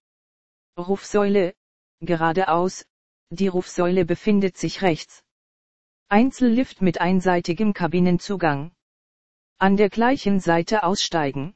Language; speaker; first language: German; native; German